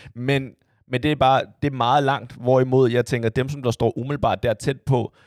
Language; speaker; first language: Danish; early bilingual, other home language; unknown